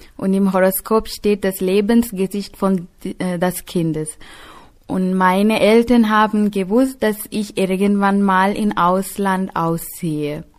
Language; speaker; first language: German; non-native, fluent; Sinhala